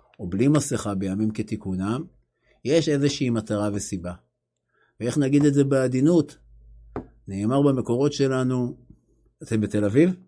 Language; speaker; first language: Hebrew; native; Hebrew